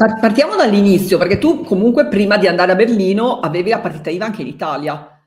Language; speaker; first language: Italian; native; Italian